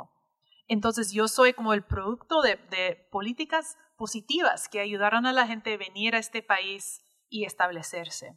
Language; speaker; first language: Spanish; early bilingual, heritage; English